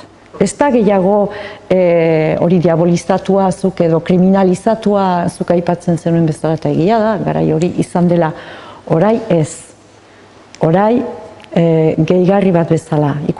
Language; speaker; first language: Basque; native; Basque